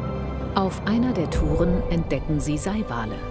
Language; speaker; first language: German; native; German